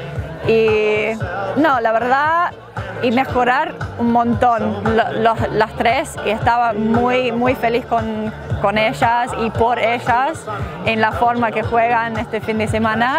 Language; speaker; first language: Spanish; non-native, fluent; English